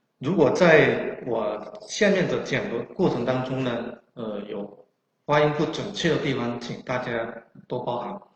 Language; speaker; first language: Chinese; non-native, local second language; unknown